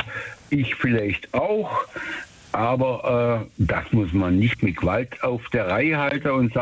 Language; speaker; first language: German; native; German